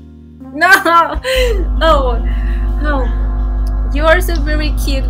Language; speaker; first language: English; non-native, learner; Spanish